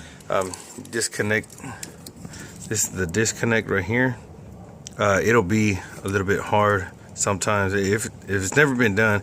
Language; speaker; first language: English; native; English